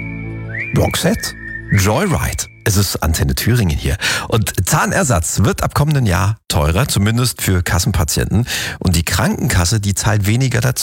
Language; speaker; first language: German; native; German